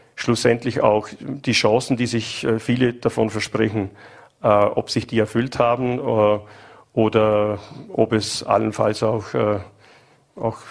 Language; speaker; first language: German; native; German